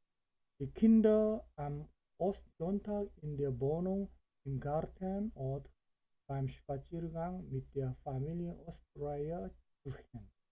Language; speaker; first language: German; non-native, fluent; Korean